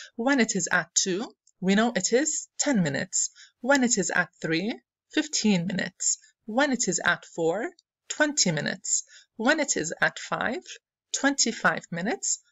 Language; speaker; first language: English; non-native, fluent; Arabic